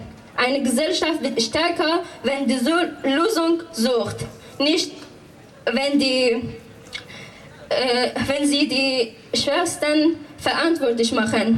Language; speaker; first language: German; non-native, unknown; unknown